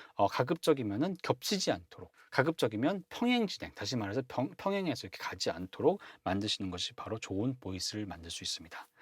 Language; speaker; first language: Korean; native; Korean